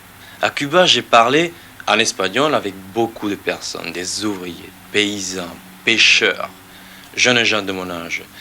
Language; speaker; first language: French; native; French